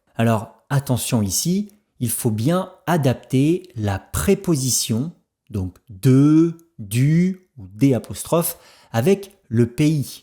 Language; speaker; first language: French; native; French